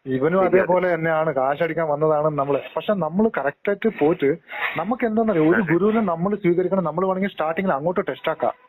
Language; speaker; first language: Malayalam; non-native, local second language; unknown